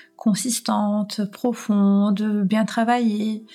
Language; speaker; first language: French; non-native, local second language; Arabic